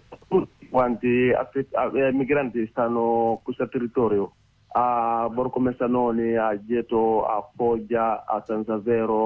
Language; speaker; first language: Italian; non-native, learner; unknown